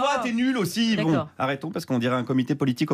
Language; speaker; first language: French; native; French